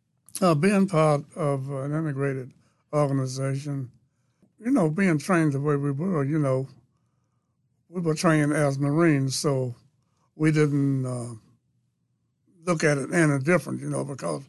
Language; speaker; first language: English; native; English